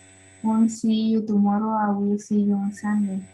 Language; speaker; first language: English; non-native, learner; Spanish